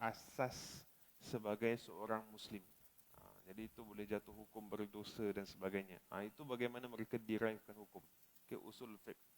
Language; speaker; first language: Malay; native; Malay